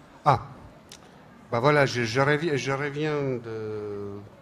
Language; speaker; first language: French; non-native, fluent; Serbian